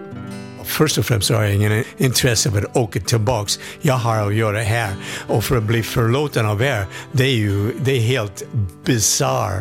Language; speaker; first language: Swedish; non-native, fluent; English